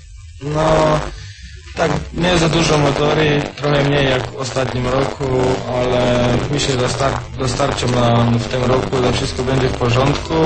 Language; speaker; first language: Polish; non-native, learner; Croatian